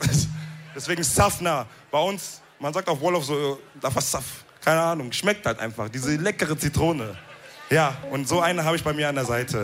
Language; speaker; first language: German; early bilingual, other home language; Wolof